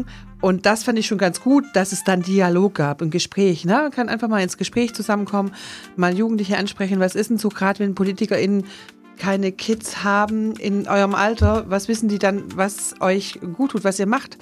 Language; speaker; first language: German; native; German